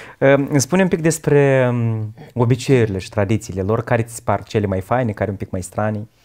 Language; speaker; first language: Romanian; native; Romanian